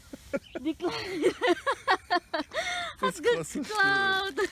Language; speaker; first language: German; non-native, learner; Indonesian